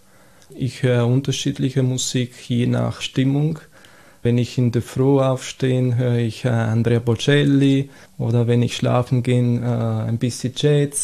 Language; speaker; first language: German; non-native, fluent; Italian